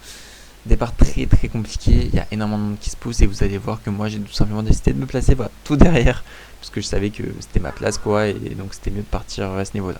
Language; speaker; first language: French; native; French